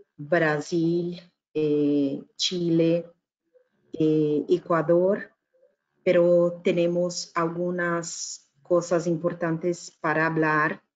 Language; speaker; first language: Spanish; non-native, fluent; Portuguese